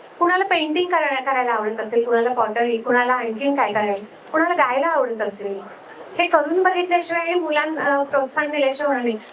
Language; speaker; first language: Marathi; native; Marathi